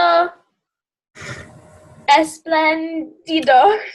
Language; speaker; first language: Spanish; non-native, learner; English